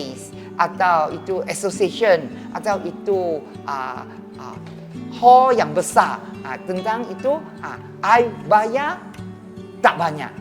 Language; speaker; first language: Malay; non-native, local second language; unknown